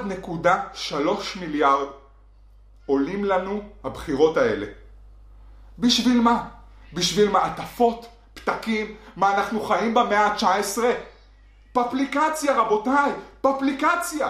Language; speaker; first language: Hebrew; native; Hebrew